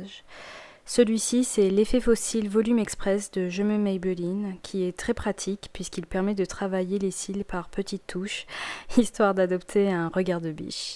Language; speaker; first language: French; native; French